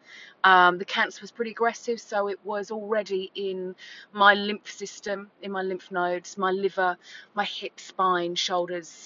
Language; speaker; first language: English; native; English